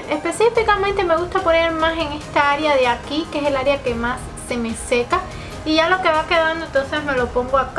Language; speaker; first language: Spanish; native; Spanish